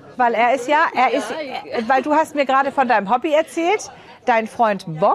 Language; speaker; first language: German; native; German